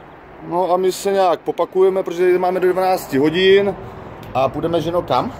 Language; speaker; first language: Czech; native; Czech